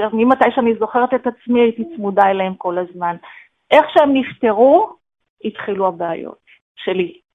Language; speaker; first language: Hebrew; native; Hebrew